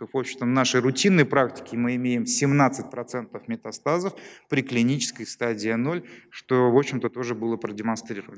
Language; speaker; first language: Russian; native; Russian